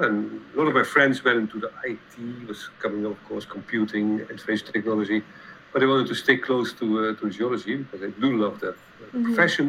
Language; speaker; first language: English; non-native, fluent; Dutch